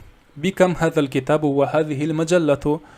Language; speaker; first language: Arabic; non-native, fluent; Kazakh